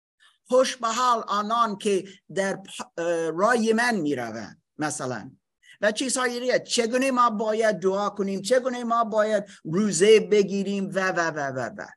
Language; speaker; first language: Persian; non-native, fluent; English